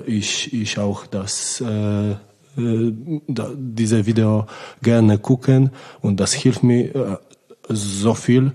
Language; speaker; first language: German; non-native, learner; Polish